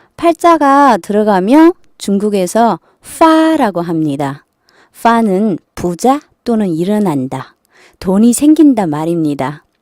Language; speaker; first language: Korean; non-native, fluent; Chinese